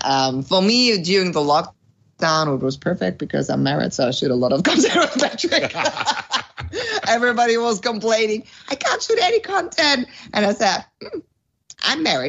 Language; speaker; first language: English; non-native, fluent; German